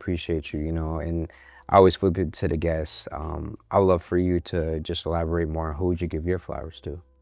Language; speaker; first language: English; native; English